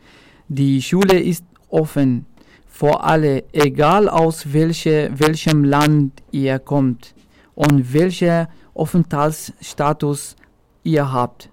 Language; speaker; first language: German; non-native, local second language; Arabic